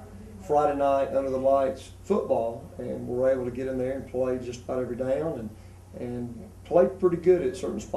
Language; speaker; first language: English; native; English